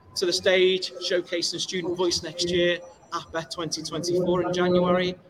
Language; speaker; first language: English; native; English